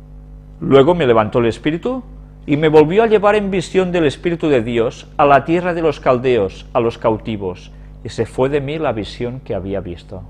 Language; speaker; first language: Spanish; native; Spanish